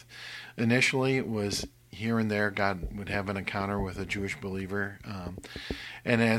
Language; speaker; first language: English; native; English